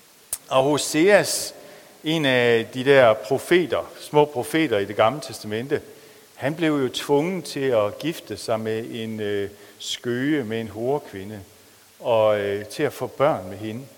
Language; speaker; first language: Danish; native; Danish